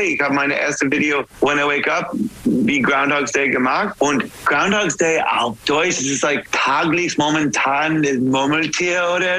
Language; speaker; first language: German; non-native, learner; English